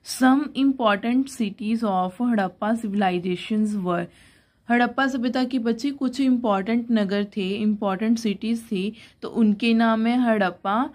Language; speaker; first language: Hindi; non-native, local second language; Punjabi